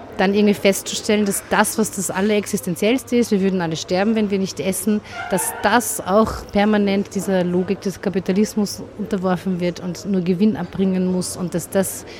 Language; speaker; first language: German; non-native, local second language; Slovenian